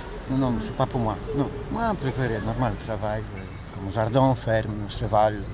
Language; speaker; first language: French; non-native, learner; Polish